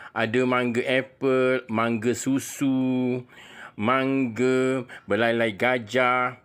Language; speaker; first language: Malay; native; Malay